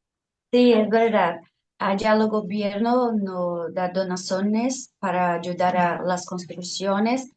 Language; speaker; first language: Spanish; non-native, fluent; Portuguese